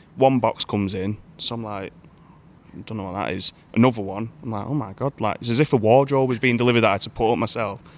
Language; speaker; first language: English; native; English